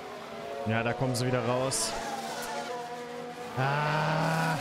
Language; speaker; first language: German; native; German